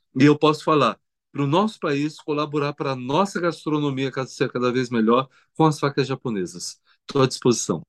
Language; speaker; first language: Portuguese; early bilingual, other home language; Korean